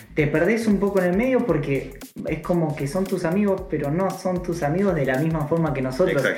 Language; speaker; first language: Spanish; native; Spanish